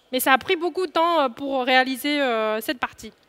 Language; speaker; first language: French; non-native, fluent; Chinese